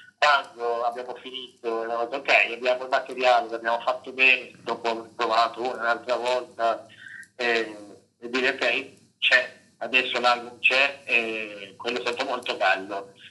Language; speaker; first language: Italian; non-native, fluent; Spanish